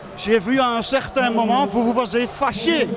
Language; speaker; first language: French; non-native, local second language; Dutch